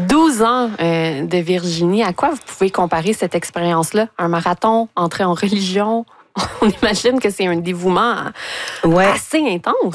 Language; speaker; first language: French; native; French